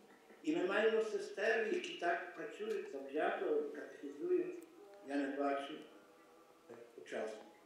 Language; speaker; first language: Ukrainian; early bilingual, heritage; Ukrainian